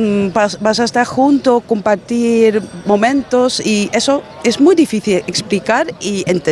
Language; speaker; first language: Spanish; non-native, fluent; Dutch